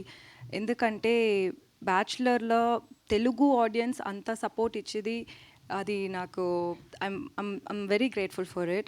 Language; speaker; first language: Telugu; non-native, learner; Tamil